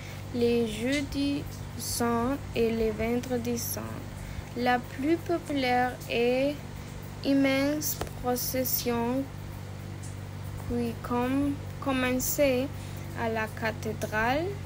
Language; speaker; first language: French; non-native, learner; Spanish